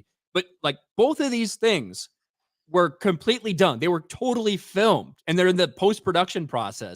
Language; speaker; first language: English; native; English